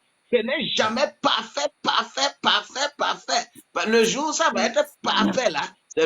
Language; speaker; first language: French; non-native, local second language; Ewe